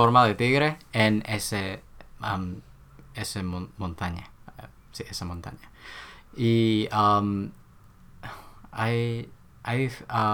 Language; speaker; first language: Spanish; non-native, learner; Korean